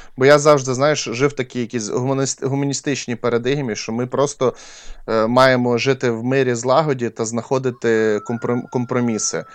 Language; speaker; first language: Ukrainian; non-native, local second language; Russian